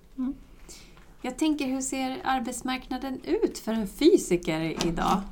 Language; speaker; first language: Swedish; native; Swedish